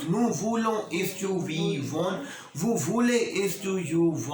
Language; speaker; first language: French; non-native, learner; Hindi